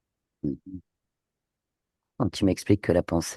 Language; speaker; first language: French; native; French